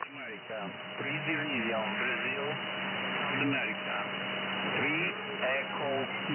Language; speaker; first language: English; non-native, learner; Portuguese